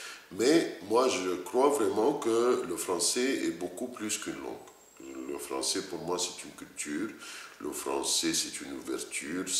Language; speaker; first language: French; non-native, fluent; Arabic